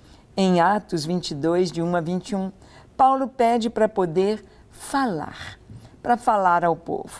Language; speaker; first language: Portuguese; native; Portuguese